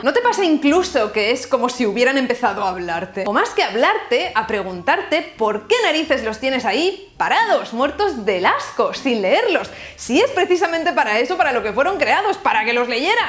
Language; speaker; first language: Spanish; native; Spanish